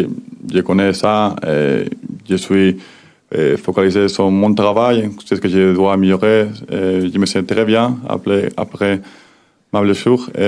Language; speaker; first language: French; non-native, learner; Spanish